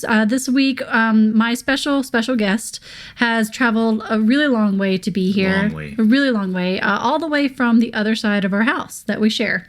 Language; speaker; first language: English; native; English